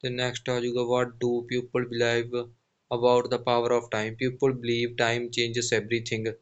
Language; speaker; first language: English; non-native, local second language; Punjabi